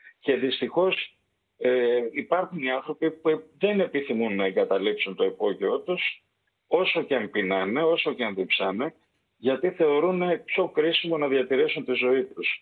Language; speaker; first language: Greek; native; Greek